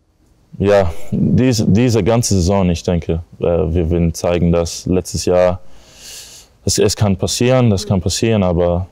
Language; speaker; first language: German; non-native, learner; English